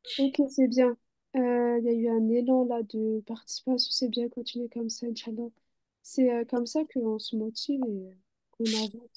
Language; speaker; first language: French; native; French